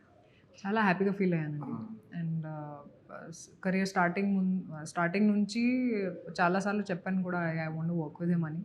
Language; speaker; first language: Telugu; non-native, local second language; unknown